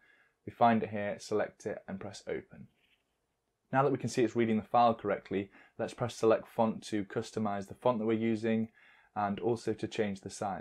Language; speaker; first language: English; native; English